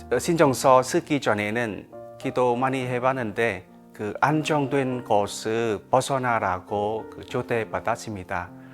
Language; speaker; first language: Korean; non-native, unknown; Vietnamese